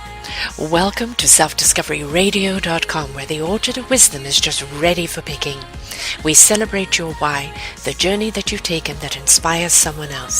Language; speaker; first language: English; native; English